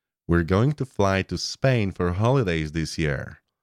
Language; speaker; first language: English; non-native, fluent; Polish